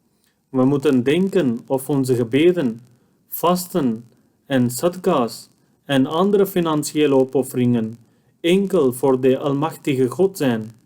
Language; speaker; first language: Dutch; non-native, fluent; Urdu